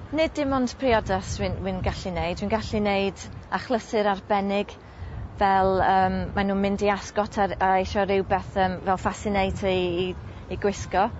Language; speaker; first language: Welsh; non-native, local second language; English